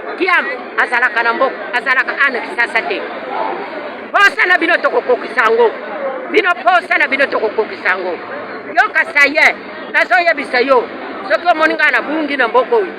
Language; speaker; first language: Lingala; non-native, local second language; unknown